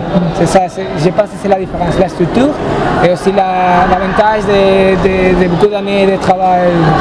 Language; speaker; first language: French; non-native, fluent; Spanish